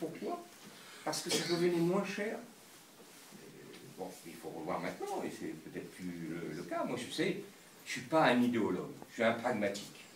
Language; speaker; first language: French; native; French